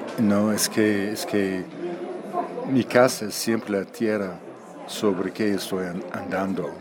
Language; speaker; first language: Spanish; non-native, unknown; English